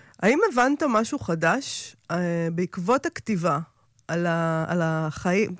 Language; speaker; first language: Hebrew; native; Hebrew